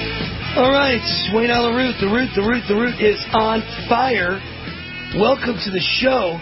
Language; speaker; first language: English; native; English